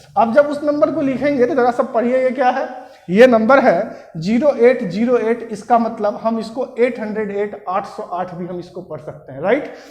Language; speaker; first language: Hindi; native; Hindi